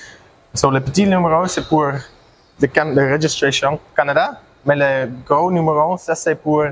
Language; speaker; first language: French; non-native, learner; English